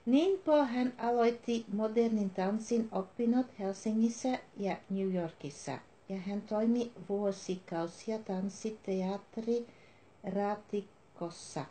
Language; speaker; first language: Finnish; non-native, learner; Dutch